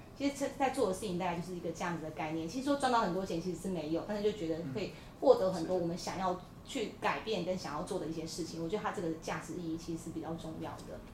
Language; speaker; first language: Chinese; native; Chinese